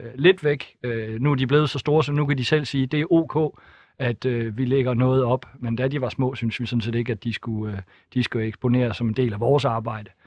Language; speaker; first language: Danish; native; Danish